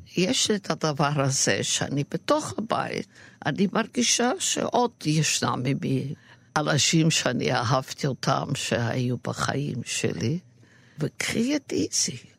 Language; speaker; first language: Hebrew; non-native, fluent; Yiddish